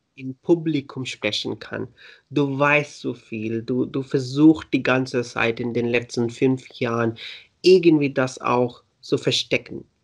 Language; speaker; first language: German; non-native, fluent; Urdu